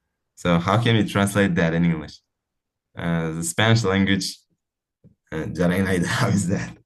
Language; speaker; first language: English; non-native, fluent; Uzbek